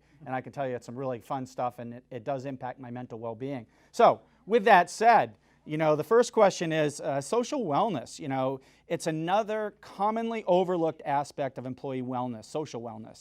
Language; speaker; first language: English; native; English